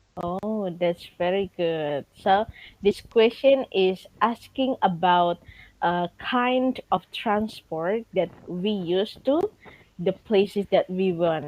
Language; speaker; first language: English; non-native, fluent; Indonesian